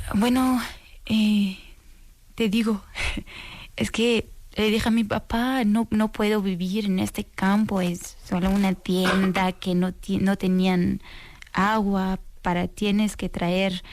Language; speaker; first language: Spanish; non-native, learner; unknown